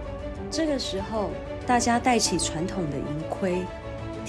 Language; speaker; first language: Chinese; native; Chinese